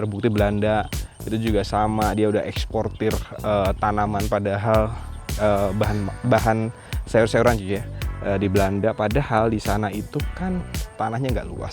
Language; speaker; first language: Indonesian; native; Indonesian